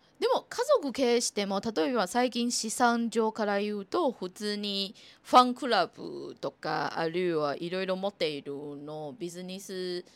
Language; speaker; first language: Japanese; non-native, fluent; Cantonese